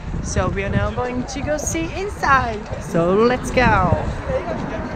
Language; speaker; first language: English; non-native, fluent; Japanese